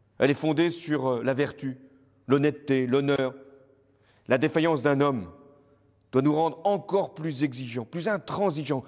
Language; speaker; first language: French; native; French